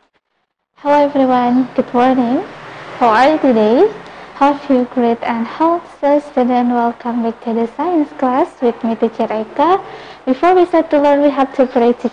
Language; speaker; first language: English; non-native, local second language; Indonesian